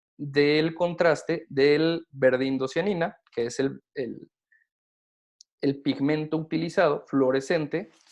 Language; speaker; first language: Spanish; native; Spanish